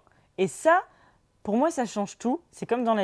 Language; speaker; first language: French; native; French